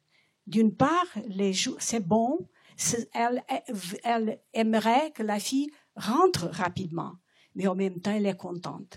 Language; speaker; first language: French; non-native, fluent; Portuguese